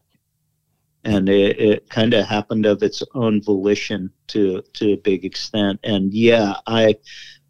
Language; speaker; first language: English; native; English